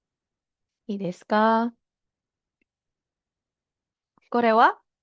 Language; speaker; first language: Japanese; non-native, fluent; Filipino